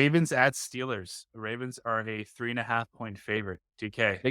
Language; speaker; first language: English; native; English